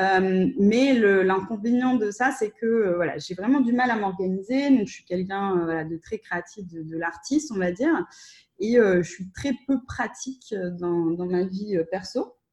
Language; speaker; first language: French; non-native, fluent; Russian